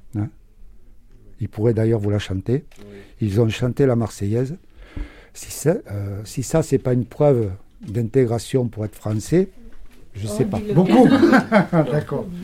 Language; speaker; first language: French; native; French